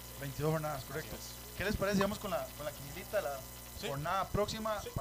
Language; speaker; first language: Spanish; native; Spanish